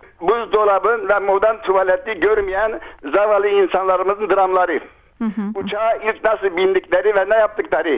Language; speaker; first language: Turkish; non-native, local second language; Kurdish